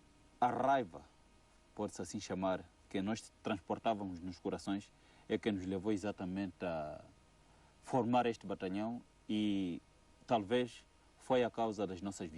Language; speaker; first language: Portuguese; native; Portuguese